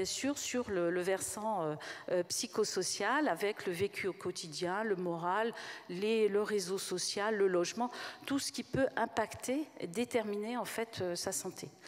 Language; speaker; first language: French; native; French